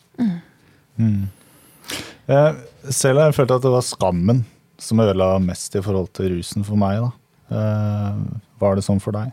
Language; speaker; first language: Norwegian; native; Norwegian